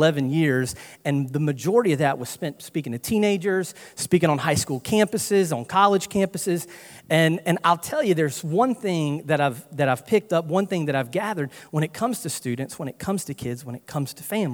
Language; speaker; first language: English; native; English